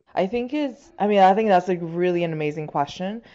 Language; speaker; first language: English; non-native, fluent; Chinese